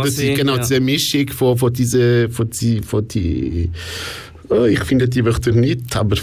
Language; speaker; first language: German; non-native, local second language; French